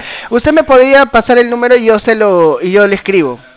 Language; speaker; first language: Spanish; native; Spanish